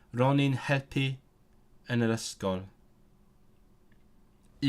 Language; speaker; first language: Welsh; non-native, learner; Cantonese